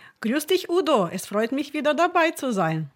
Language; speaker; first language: German; non-native, fluent; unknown